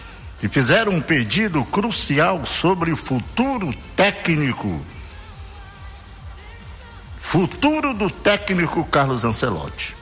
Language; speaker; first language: Portuguese; native; Portuguese